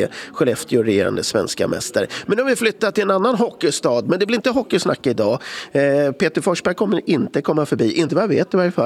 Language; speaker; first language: Swedish; native; Swedish